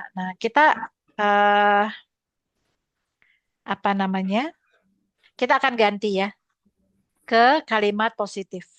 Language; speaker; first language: Indonesian; non-native, local second language; Sundanese